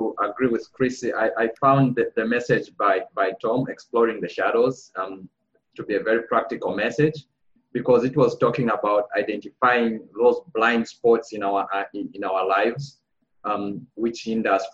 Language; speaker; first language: English; non-native, local second language; Bemba